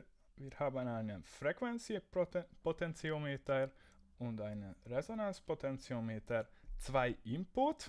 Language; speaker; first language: German; non-native, learner; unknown